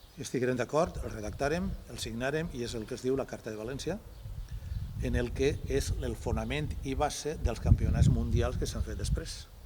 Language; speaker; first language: Catalan; non-native, local second language; Spanish